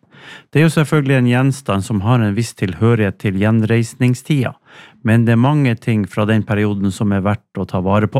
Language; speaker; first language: Norwegian; native; Norwegian